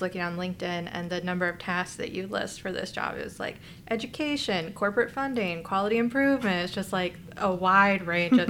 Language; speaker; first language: English; native; English